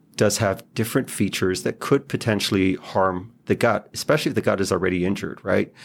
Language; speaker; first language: English; non-native, fluent; Hebrew